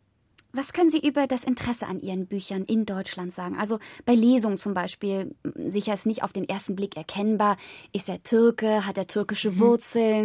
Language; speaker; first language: German; native; German